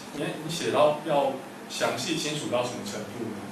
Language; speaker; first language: Chinese; native; Chinese